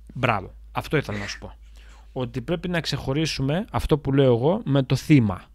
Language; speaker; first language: Greek; native; Greek